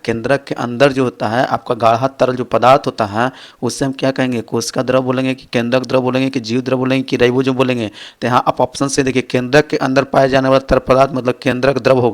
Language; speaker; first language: Hindi; native; Hindi